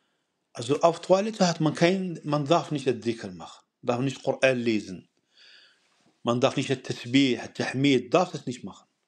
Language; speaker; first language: German; non-native, fluent; Arabic